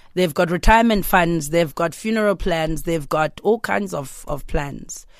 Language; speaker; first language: English; non-native, local second language; Zulu